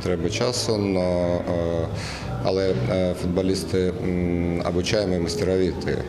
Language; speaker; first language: Ukrainian; non-native, learner; Russian